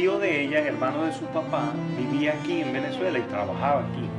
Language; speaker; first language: Spanish; native; Spanish